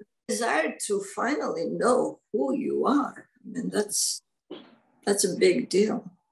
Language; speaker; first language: English; non-native, fluent; Greek